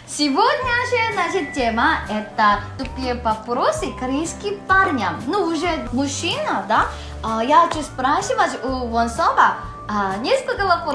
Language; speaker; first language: Russian; non-native, learner; Korean